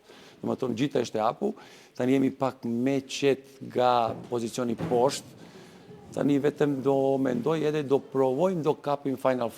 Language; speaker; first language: Albanian; non-native, learner; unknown